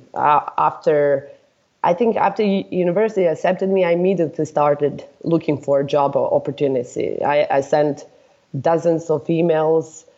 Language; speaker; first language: English; non-native, fluent; Serbian